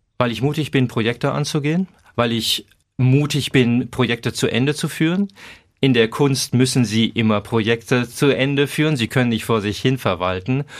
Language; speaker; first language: German; native; German